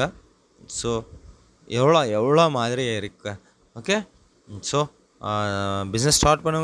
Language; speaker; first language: Tamil; non-native, local second language; Kannada